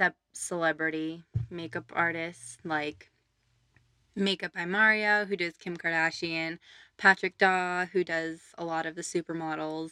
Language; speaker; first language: English; native; English